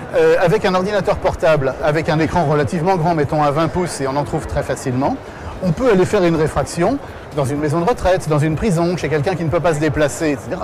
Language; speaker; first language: French; native; French